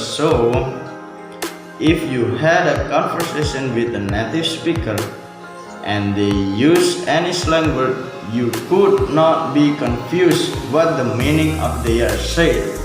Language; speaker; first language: English; non-native, learner; Indonesian